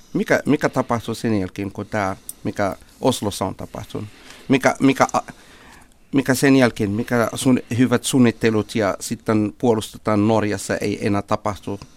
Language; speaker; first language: Finnish; non-native, fluent; Arabic